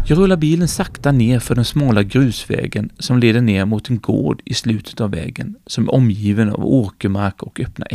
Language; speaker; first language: Swedish; native; Swedish